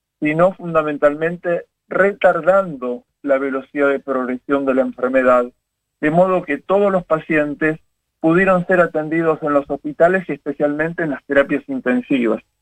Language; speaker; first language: Spanish; native; Spanish